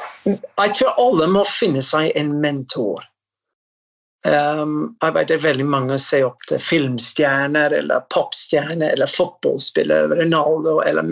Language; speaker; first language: Norwegian; non-native, fluent; English